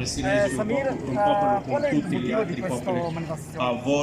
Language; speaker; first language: Italian; non-native, learner; Urdu